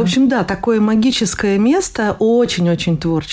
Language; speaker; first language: Russian; native; Russian